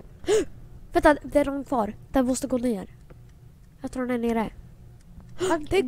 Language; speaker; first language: Swedish; native; Swedish